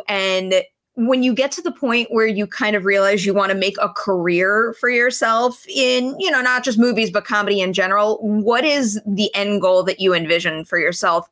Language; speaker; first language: English; native; English